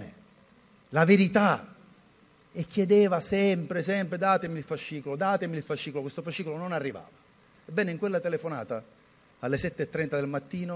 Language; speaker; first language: Italian; native; Italian